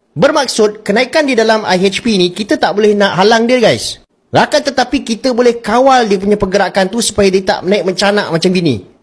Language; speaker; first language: Malay; native; Malay